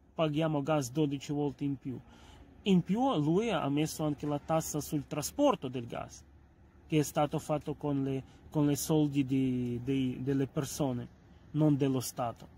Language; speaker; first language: Italian; non-native, fluent; Ukrainian